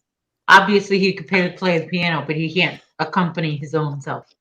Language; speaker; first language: English; native; English